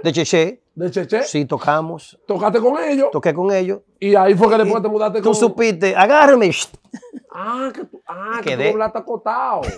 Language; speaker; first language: Spanish; native; Spanish